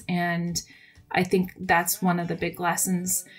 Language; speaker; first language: English; native; English